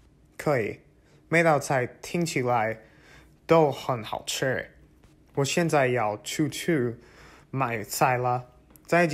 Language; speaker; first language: Chinese; non-native, learner; English